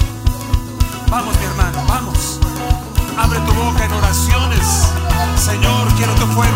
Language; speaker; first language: Spanish; native; Spanish